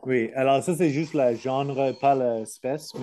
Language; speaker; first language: French; non-native, learner; English